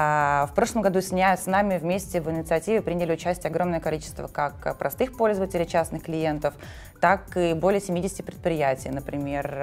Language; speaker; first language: Russian; native; Russian